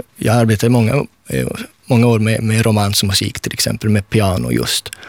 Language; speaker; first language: Swedish; native; Swedish